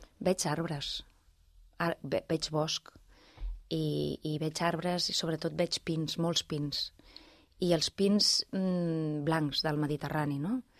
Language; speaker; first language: Catalan; non-native, local second language; Spanish